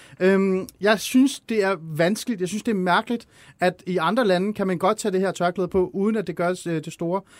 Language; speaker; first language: Danish; early bilingual, other home language; Persian